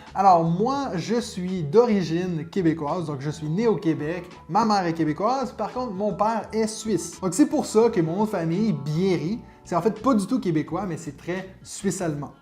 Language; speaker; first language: French; native; French